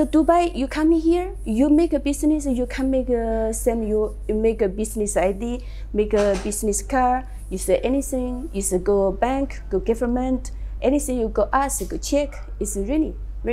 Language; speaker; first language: English; non-native, learner; Chinese